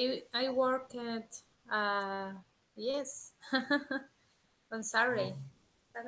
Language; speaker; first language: English; non-native, learner; Spanish